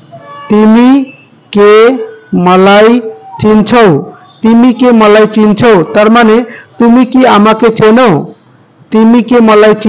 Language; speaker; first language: Nepali; non-native, fluent; Bangla